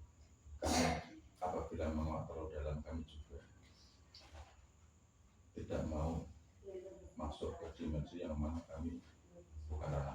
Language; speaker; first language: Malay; non-native, local second language; Javanese